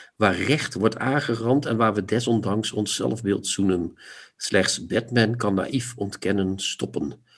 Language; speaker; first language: Dutch; non-native, local second language; Limburgish